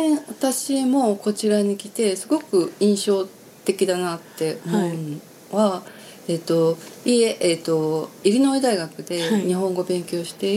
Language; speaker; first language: Japanese; native; Japanese